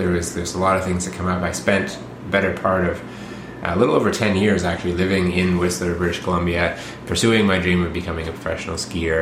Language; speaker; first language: English; native; English